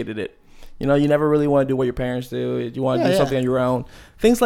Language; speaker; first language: English; native; English